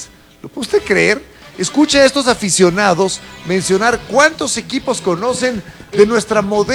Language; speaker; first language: Spanish; native; Spanish